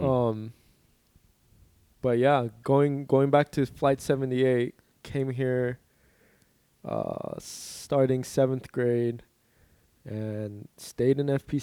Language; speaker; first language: English; early bilingual, other home language; Korean